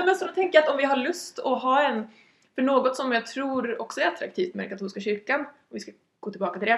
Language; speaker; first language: Swedish; native; Swedish